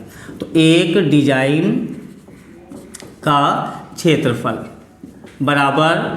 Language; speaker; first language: Hindi; native; Hindi